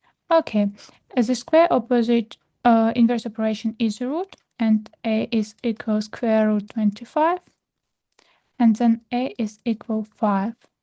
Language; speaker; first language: English; non-native, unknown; Ukrainian